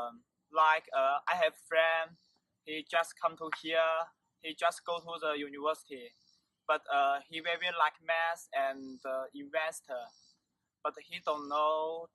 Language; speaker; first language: English; non-native, learner; Chinese